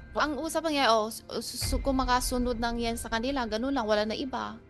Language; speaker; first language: Filipino; early bilingual, other home language; Chinese